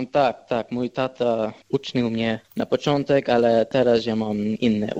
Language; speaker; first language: Polish; early bilingual, heritage; English